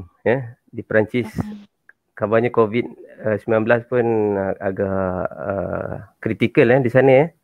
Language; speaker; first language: Malay; native; Malay